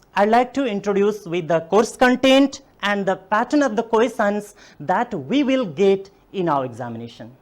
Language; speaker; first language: English; non-native, local second language; Nepali